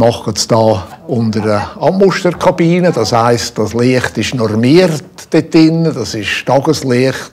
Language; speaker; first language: German; native; German